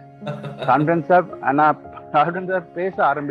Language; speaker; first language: Tamil; non-native, learner; Telugu